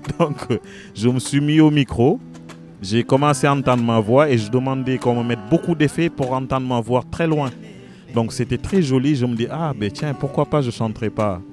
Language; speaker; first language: French; non-native, local second language; Wolof